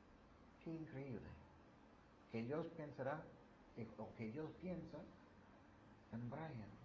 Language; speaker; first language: Spanish; non-native, fluent; English